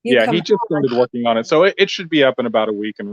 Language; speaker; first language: English; native; English